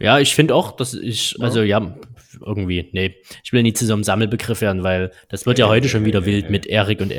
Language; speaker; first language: German; native; German